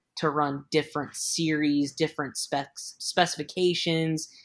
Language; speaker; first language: English; native; English